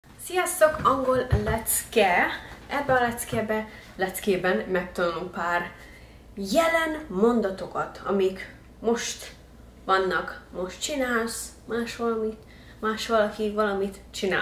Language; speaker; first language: Hungarian; early bilingual, heritage; Hungarian